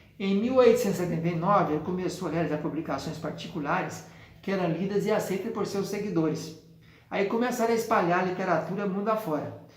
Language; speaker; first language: Portuguese; native; Portuguese